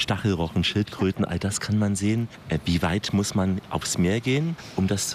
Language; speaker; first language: German; native; German